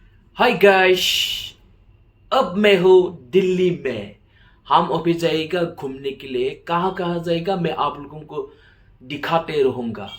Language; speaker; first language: Hindi; non-native, local second language; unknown